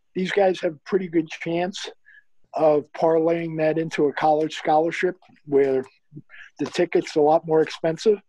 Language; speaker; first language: English; native; English